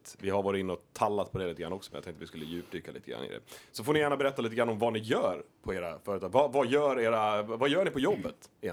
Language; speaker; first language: Swedish; native; Swedish